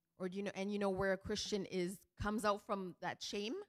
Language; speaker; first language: English; early bilingual, other home language; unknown